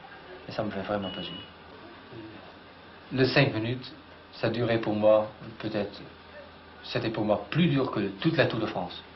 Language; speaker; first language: French; non-native, fluent; Dutch